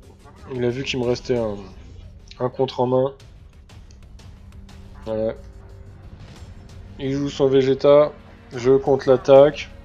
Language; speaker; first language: French; native; French